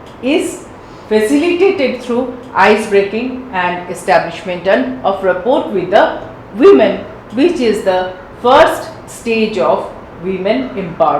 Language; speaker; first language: English; non-native, local second language; Bangla